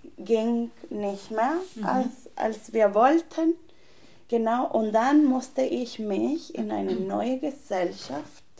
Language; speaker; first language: German; non-native, fluent; Spanish